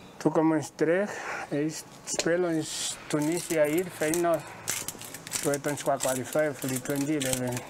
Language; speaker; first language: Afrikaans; non-native, local second language; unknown